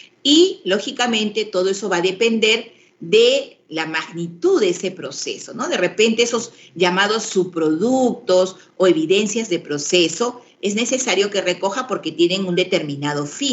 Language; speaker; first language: Spanish; native; Spanish